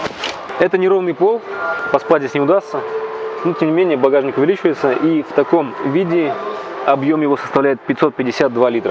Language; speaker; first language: Russian; native; Russian